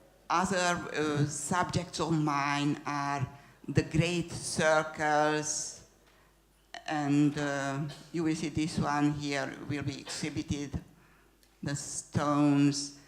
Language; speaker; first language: English; non-native, fluent; Hungarian